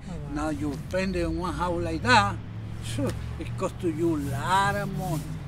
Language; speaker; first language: English; non-native, learner; Spanish